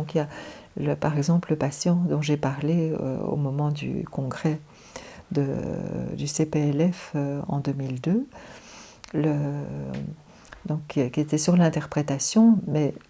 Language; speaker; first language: French; native; French